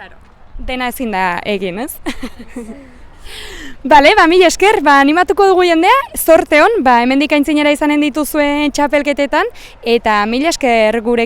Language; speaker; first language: Basque; native; Basque